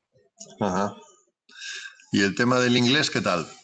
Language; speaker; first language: Spanish; native; Spanish